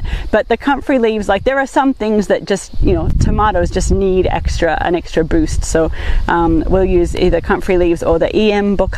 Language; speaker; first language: English; native; English